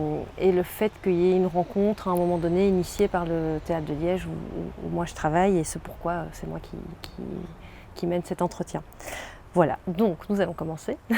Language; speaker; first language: French; native; French